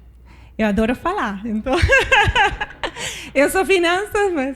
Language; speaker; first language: Portuguese; non-native, fluent; Spanish